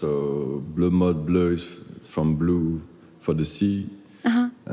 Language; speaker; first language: English; non-native, fluent; French